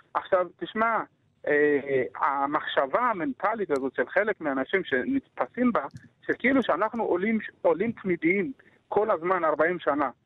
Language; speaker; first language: Hebrew; early bilingual, other home language; Amharic